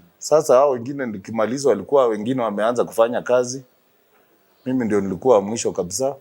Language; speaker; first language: Swahili; non-native, local second language; Luyia